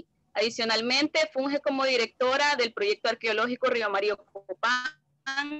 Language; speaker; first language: Spanish; native; Spanish